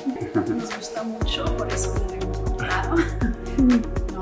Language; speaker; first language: Spanish; non-native, fluent; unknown